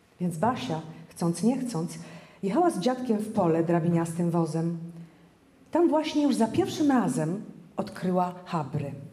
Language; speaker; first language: Polish; native; Polish